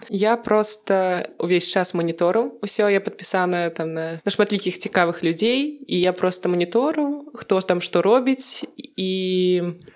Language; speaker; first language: Belarusian; non-native, local second language; Russian